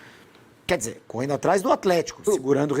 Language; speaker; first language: Portuguese; native; Portuguese